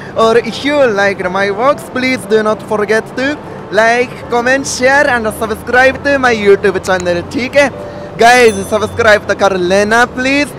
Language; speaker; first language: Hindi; non-native, fluent; Japanese